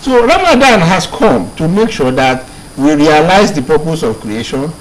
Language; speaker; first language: English; non-native, local second language; Yoruba